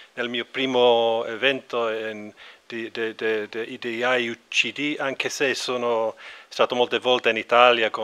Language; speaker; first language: Italian; non-native, learner; English